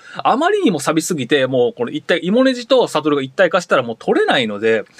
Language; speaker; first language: Japanese; native; Japanese